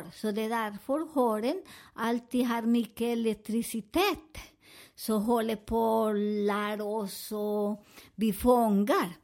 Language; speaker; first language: Swedish; non-native, learner; Spanish